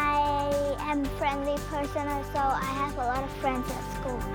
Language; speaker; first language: English; non-native, fluent; Vietnamese